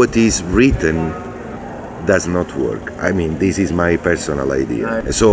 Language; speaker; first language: English; non-native, fluent; Italian